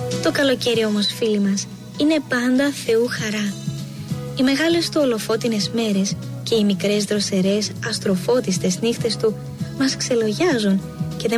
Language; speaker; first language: Greek; native; Greek